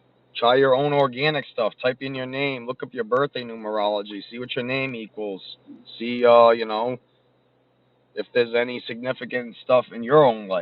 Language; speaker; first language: English; native; English